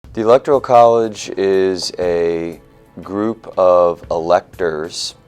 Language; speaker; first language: English; native; English